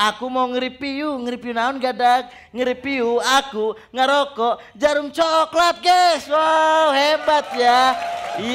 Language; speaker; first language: Indonesian; non-native, local second language; Sundanese